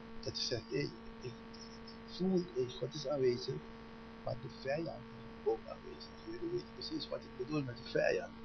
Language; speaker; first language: Dutch; non-native, learner; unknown